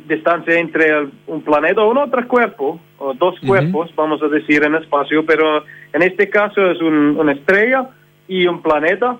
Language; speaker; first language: Spanish; non-native, fluent; English